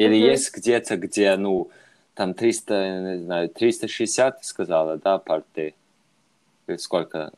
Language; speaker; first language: Russian; non-native, fluent; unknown